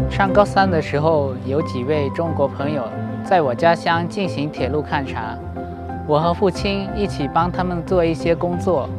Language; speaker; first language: Chinese; non-native, learner; Lao